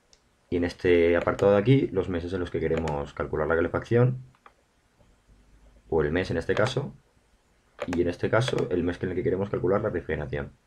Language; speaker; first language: Spanish; native; Spanish